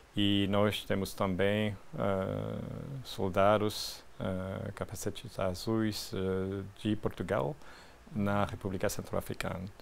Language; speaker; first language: Portuguese; non-native, fluent; French